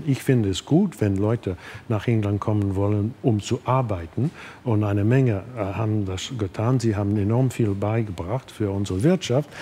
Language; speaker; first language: German; non-native, fluent; English